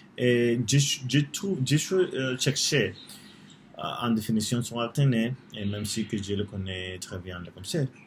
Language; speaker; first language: French; non-native, learner; Spanish